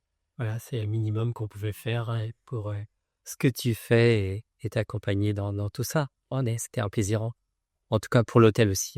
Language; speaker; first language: French; native; French